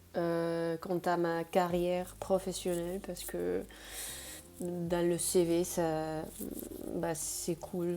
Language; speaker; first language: French; non-native, fluent; Spanish